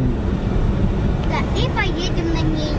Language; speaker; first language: Russian; early bilingual, heritage; Russian